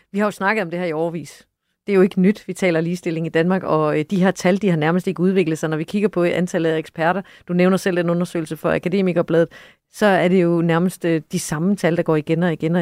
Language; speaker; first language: Danish; native; Danish